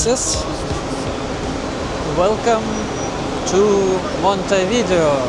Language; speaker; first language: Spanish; non-native, learner; Russian